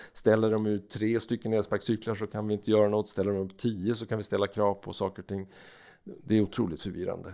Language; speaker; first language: Swedish; native; Swedish